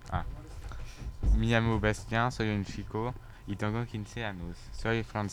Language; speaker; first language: Spanish; non-native, learner; French